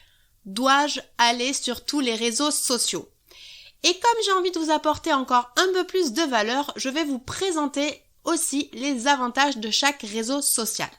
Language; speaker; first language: French; native; French